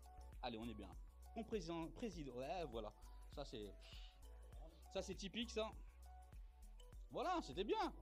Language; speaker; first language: French; native; French